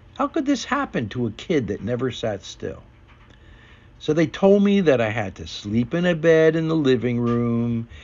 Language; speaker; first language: English; native; English